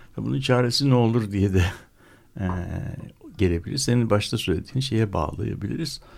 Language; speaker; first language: Turkish; native; Turkish